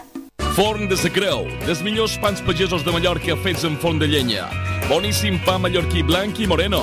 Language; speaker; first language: Catalan; native; Catalan